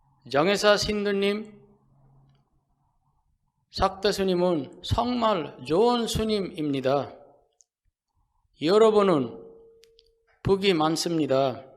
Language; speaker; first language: Korean; non-native, fluent; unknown